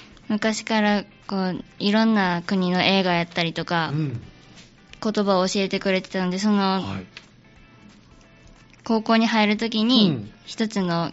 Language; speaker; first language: Japanese; native; Japanese